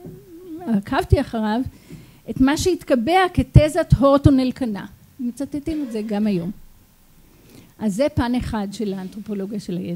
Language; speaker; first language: Hebrew; native; Hebrew